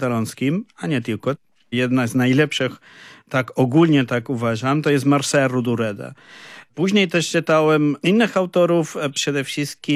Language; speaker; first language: Polish; non-native, fluent; Spanish